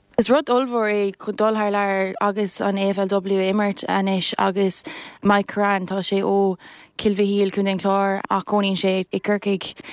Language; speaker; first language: Irish; non-native, local second language; English